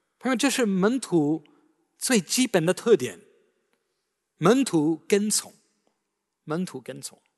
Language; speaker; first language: Chinese; native; Chinese